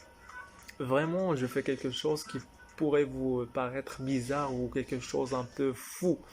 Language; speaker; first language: French; non-native, fluent; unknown